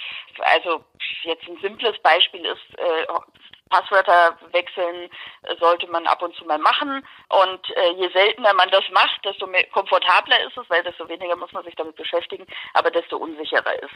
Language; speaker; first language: German; native; German